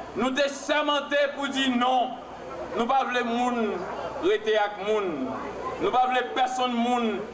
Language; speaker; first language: Haitian Creole; native; Haitian Creole